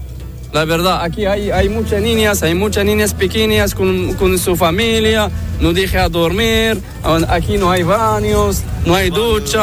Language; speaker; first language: Spanish; non-native, learner; Arabic